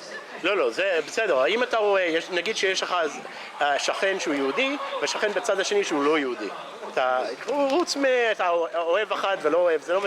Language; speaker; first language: Hebrew; non-native, fluent; English